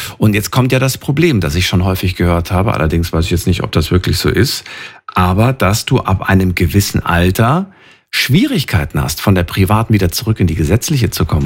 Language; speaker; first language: German; native; German